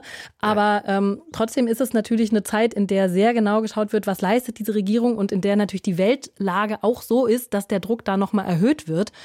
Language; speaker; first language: German; native; German